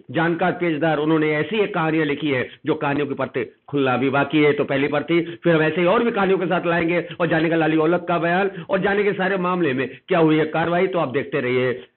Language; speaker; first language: Hindi; non-native, local second language; Punjabi